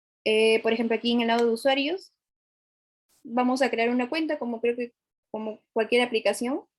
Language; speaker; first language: Spanish; native; Spanish